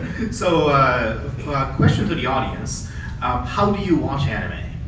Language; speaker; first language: English; non-native, fluent; Japanese